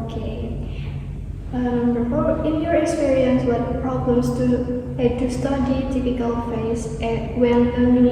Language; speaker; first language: English; non-native, learner; Indonesian